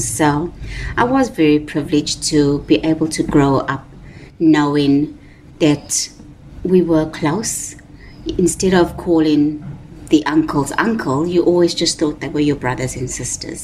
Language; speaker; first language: English; native; English